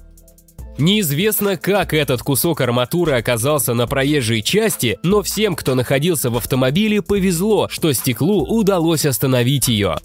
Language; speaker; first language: Russian; native; Russian